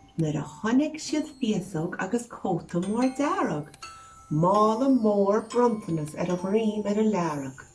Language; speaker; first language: Irish; native; Irish